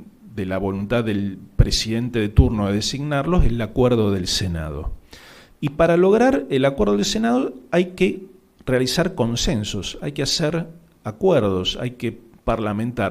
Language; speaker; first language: Spanish; native; Spanish